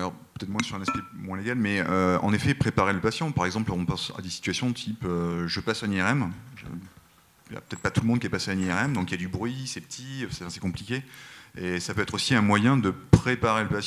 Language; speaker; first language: French; native; French